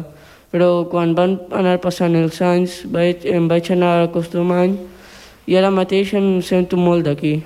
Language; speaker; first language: Catalan; early bilingual, other home language; Urdu